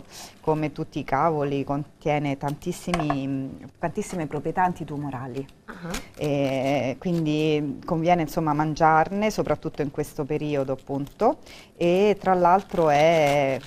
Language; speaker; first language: Italian; native; Italian